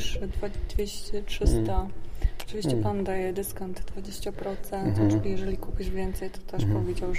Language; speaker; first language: Polish; native; Polish